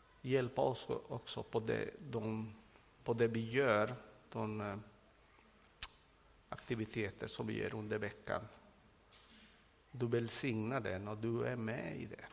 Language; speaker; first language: Swedish; non-native, fluent; Spanish